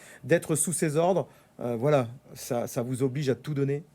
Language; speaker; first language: French; native; French